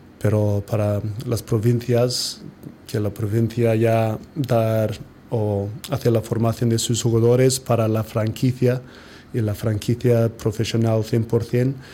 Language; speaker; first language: Spanish; non-native, fluent; English